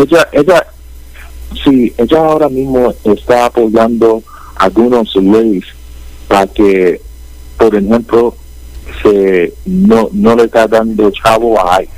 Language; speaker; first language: Spanish; early bilingual, heritage; Spanish